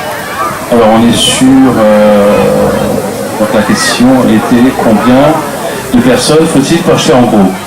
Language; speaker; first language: French; native; French